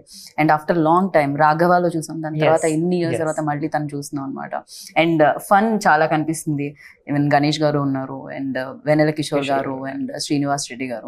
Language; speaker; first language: Telugu; native; Telugu